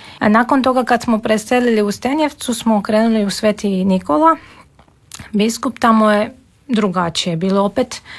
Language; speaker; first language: Serbian; non-native, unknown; Armenian